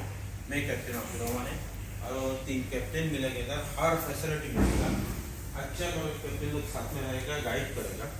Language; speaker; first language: Hindi; non-native, learner; Bangla